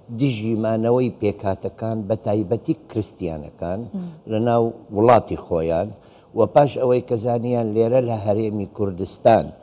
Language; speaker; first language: Central Kurdish; non-native, local second language; Syriac